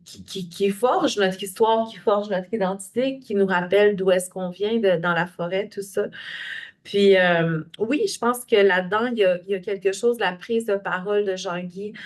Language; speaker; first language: French; native; French